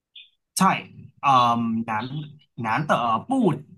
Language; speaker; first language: Chinese; non-native, learner; Vietnamese